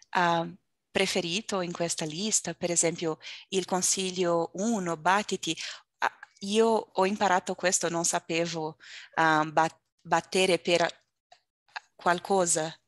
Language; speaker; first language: Italian; non-native, learner; Portuguese